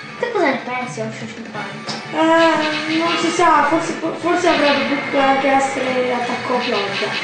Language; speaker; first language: Italian; native; Italian